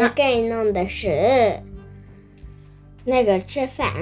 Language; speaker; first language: Chinese; early bilingual, heritage; Chinese